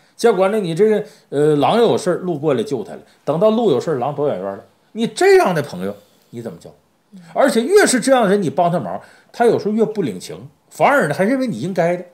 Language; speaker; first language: Chinese; native; Chinese